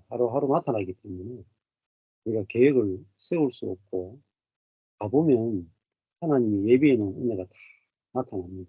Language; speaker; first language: Korean; native; Korean